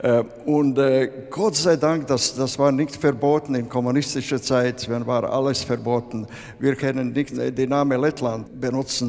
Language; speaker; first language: German; non-native, learner; Latvian